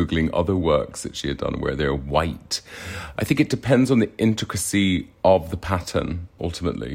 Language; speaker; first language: English; native; English